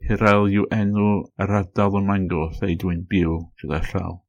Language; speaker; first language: Welsh; non-native, fluent; English